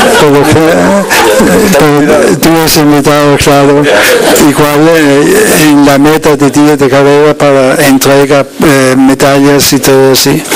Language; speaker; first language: Spanish; non-native, learner; Danish